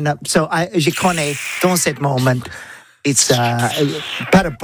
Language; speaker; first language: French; non-native, learner; English